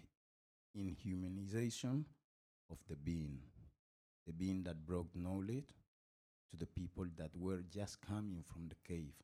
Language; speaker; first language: English; non-native, fluent; Spanish